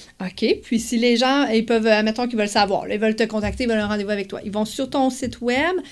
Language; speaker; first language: French; native; French